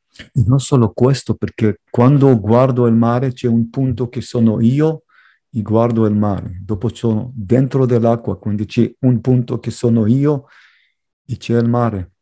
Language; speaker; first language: Italian; non-native, fluent; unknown